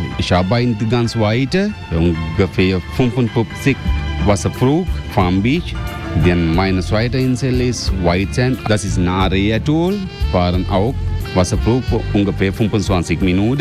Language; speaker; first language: German; non-native, learner; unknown